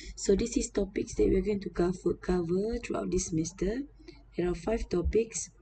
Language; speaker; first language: English; non-native, local second language; Malay